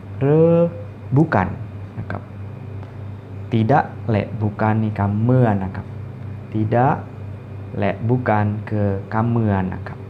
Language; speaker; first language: Thai; non-native, fluent; Indonesian